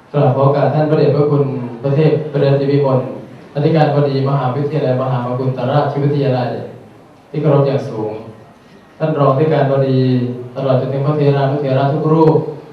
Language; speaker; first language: Thai; native; Thai